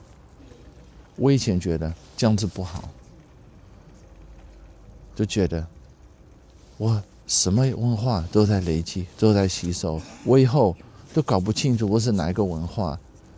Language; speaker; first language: Chinese; non-native, fluent; Dutch